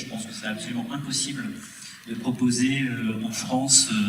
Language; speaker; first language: French; native; French